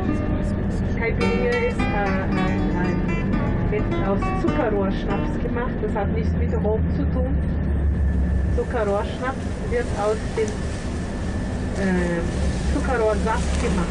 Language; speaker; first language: German; non-native, fluent; Portuguese